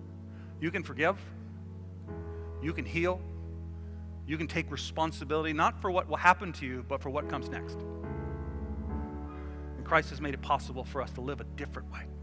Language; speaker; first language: English; native; English